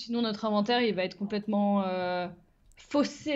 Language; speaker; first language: French; native; French